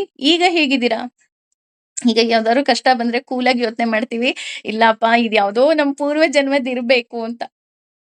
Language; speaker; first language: Kannada; native; Kannada